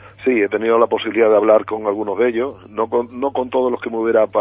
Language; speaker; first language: Spanish; native; Spanish